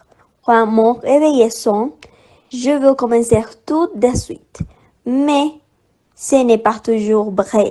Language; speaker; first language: French; non-native, learner; Spanish